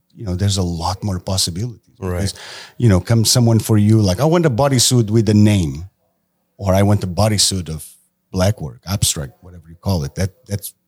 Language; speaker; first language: English; non-native, fluent; Portuguese